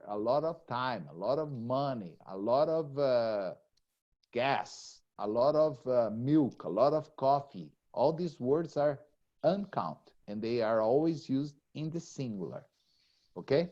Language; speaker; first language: English; non-native, fluent; Portuguese